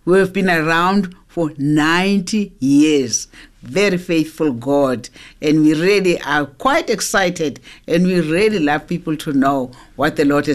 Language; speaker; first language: English; non-native, local second language; Zulu